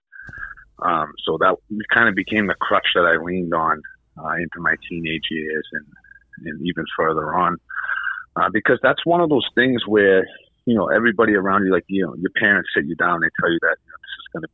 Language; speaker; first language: English; native; English